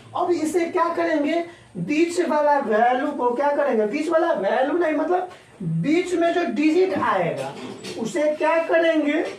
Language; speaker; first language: Hindi; native; Hindi